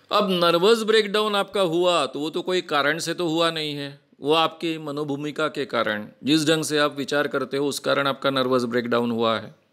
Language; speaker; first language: Hindi; non-native, local second language; Marathi